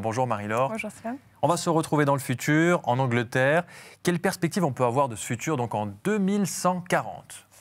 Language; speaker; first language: French; native; French